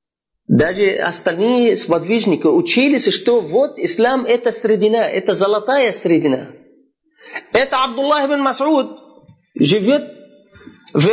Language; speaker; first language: Russian; non-native, fluent; Arabic